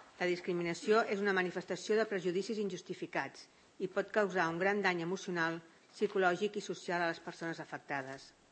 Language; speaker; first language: Catalan; native; Catalan